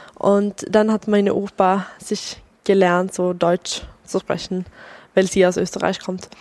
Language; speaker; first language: German; non-native, fluent; Swedish